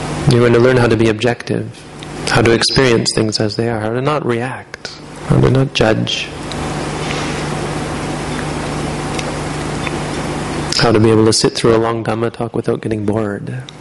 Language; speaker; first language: English; native; English